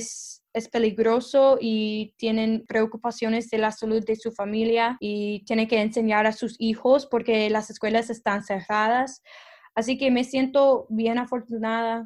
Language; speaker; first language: Spanish; non-native, fluent; English